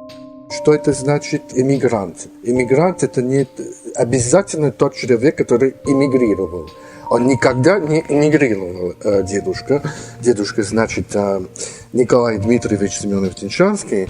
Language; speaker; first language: Russian; early bilingual, heritage; Russian